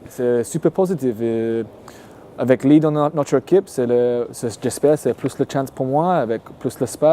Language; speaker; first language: French; non-native, learner; English